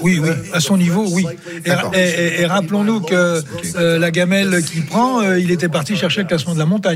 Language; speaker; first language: French; native; French